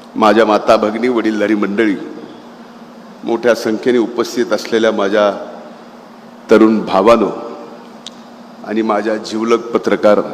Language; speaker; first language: Marathi; native; Marathi